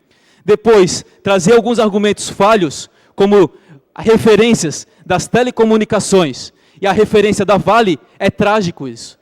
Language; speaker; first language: Portuguese; native; Portuguese